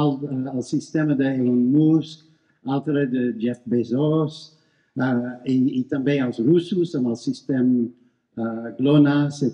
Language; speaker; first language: Catalan; non-native, fluent; English